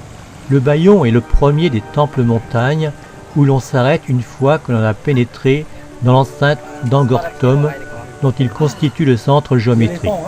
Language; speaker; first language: French; native; French